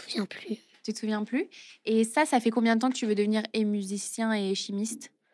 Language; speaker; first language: French; native; French